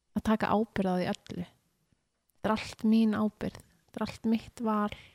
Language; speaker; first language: Icelandic; native; Icelandic